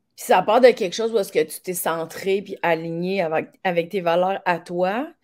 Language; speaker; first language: French; native; French